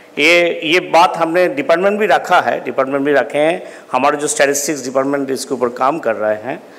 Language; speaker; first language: Hindi; non-native, local second language; Bangla